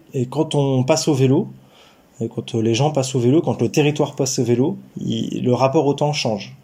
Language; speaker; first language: French; native; French